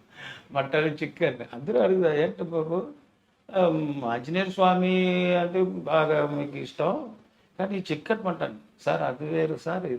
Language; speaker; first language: Telugu; non-native, local second language; Tamil